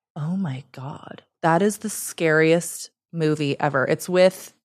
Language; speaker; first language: English; early bilingual, other home language; Italian